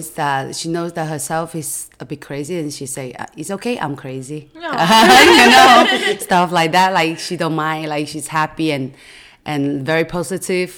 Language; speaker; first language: English; non-native, fluent; Chinese